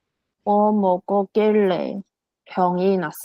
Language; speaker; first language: Korean; non-native, learner; Chinese